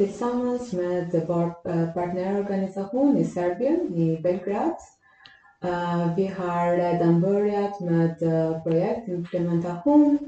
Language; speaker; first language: Swedish; non-native, fluent; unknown